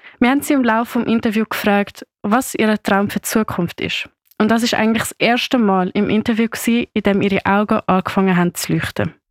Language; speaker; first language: German; native; German